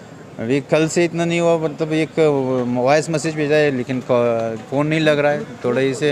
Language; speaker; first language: Hindi; non-native, learner; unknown